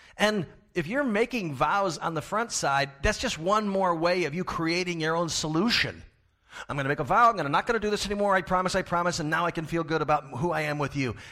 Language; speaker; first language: English; native; English